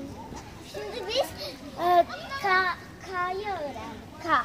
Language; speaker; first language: Turkish; early bilingual, heritage; Turkish